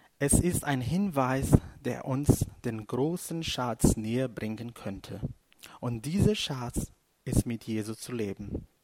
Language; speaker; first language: German; non-native, fluent; Portuguese